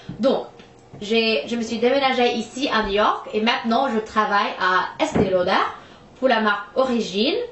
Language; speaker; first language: French; non-native, fluent; English